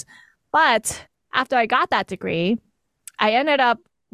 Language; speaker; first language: English; native; English